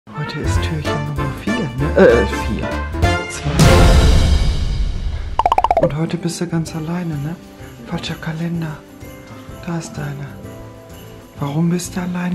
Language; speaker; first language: German; native; German